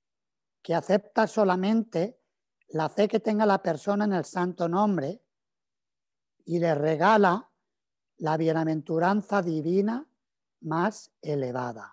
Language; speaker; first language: Spanish; native; Spanish